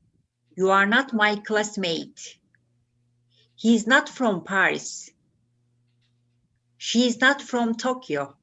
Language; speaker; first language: English; non-native, learner; Turkish